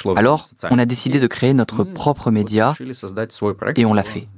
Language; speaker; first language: French; non-native, fluent; Russian